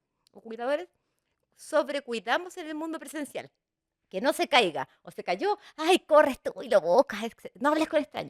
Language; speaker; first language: Spanish; native; Spanish